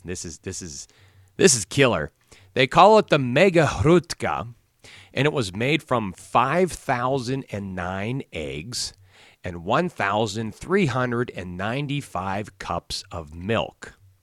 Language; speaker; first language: English; native; English